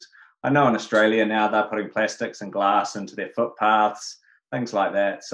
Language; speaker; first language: English; native; English